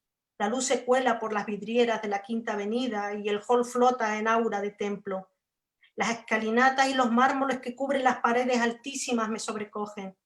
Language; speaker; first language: Spanish; native; Spanish